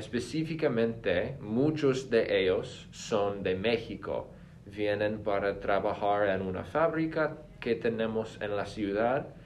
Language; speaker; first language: Spanish; non-native, fluent; English